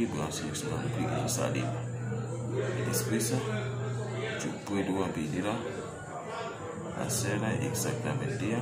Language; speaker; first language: Spanish; non-native, learner; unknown